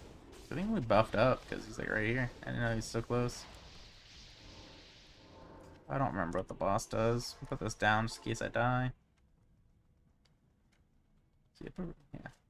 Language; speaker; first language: English; native; English